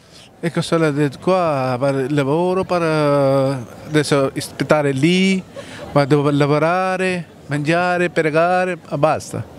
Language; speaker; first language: Italian; non-native, learner; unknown